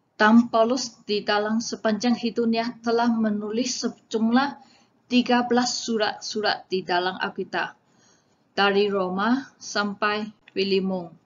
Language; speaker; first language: Malay; non-native, local second language; Chinese